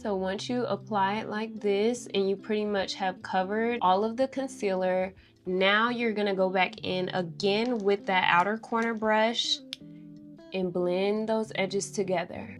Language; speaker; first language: English; native; English